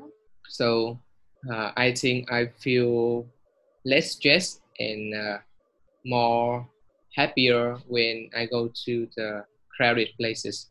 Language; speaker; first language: English; non-native, learner; Vietnamese